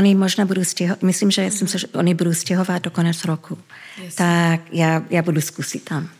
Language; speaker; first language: Czech; early bilingual, heritage; Czech